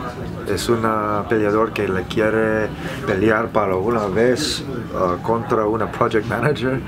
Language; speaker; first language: Spanish; non-native, learner; English